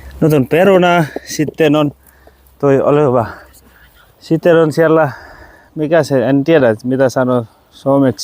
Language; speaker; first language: Finnish; non-native, learner; Bangla